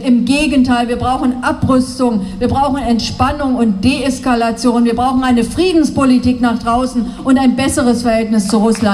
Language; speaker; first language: German; native; German